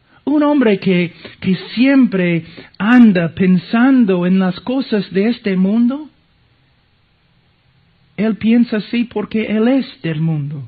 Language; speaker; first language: Spanish; non-native, fluent; English